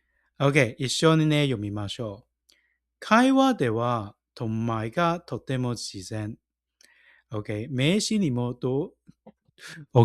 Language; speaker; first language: Japanese; non-native, fluent; Cantonese